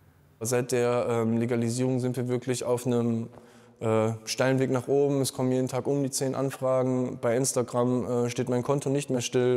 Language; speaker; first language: German; native; German